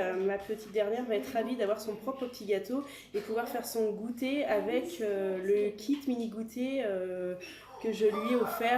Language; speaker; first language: French; native; French